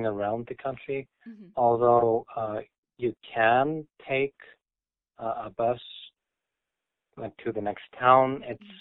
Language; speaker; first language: English; non-native, fluent; Icelandic